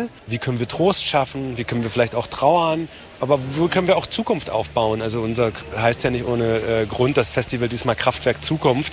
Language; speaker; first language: German; native; German